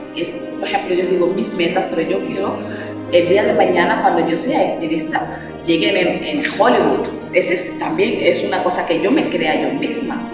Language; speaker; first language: Spanish; early bilingual, other home language; Wolof